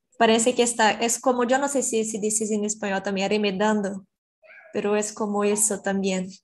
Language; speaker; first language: Spanish; non-native, learner; Portuguese